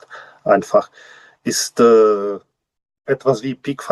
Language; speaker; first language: German; non-native, learner; Czech